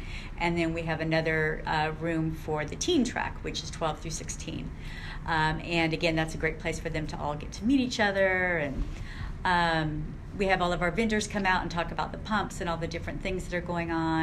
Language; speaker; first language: English; native; English